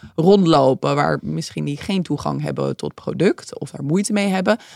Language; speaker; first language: Dutch; early bilingual, other home language; English